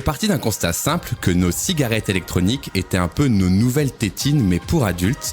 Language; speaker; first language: French; native; French